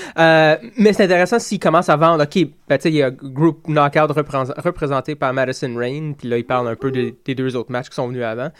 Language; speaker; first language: French; native; French